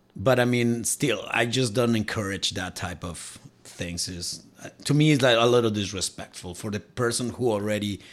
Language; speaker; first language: English; non-native, fluent; Spanish